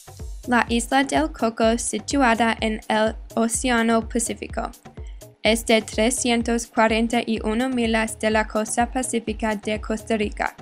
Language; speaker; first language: Spanish; non-native, learner; English